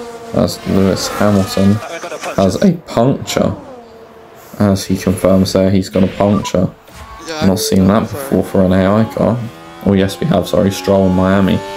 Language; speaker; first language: English; native; English